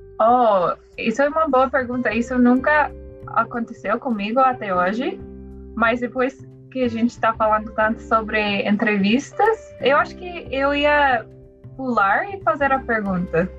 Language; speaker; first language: Portuguese; non-native, learner; English